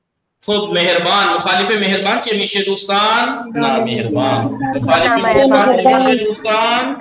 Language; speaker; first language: Persian; non-native, fluent; Urdu